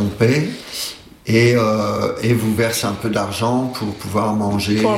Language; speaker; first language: French; native; French